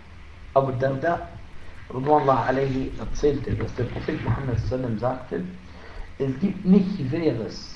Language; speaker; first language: German; non-native, fluent; Arabic